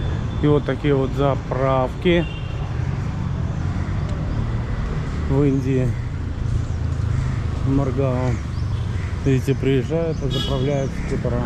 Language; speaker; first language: Russian; native; Russian